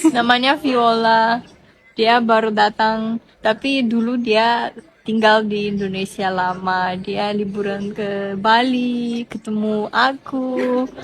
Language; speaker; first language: Indonesian; non-native, fluent; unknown